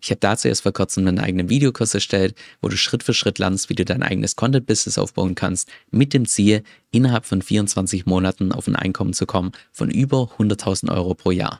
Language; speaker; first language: German; native; German